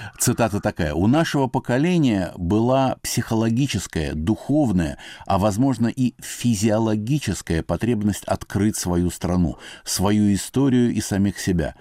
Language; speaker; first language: Russian; native; Russian